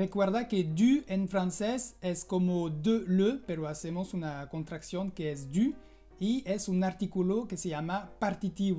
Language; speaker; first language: Spanish; non-native, fluent; French